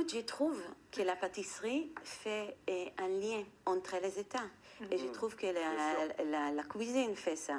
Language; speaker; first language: French; non-native, fluent; Hebrew